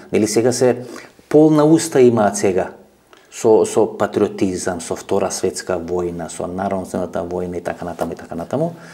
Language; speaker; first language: Macedonian; native; Macedonian